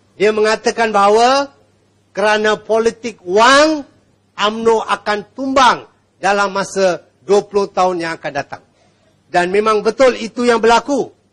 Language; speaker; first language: Malay; non-native, local second language; Tamil